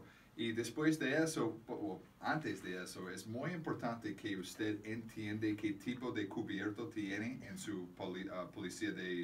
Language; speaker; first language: Spanish; non-native, fluent; English